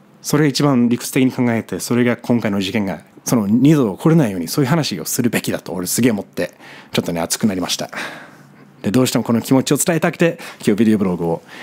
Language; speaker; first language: Japanese; non-native, fluent; English